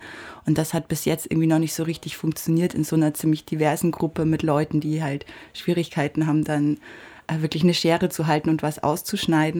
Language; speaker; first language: German; native; German